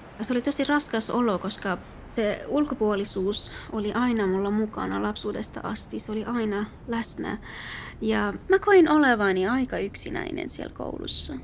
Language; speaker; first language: Finnish; non-native, fluent; Persian